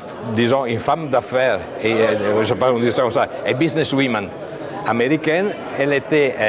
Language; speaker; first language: French; non-native, fluent; Italian